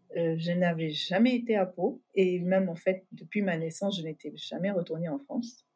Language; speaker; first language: French; native; French